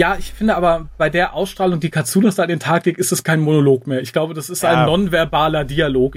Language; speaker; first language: German; native; German